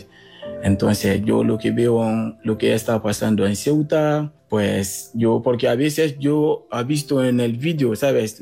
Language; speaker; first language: Spanish; non-native, fluent; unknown